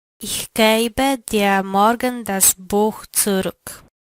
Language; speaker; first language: German; non-native, learner; Polish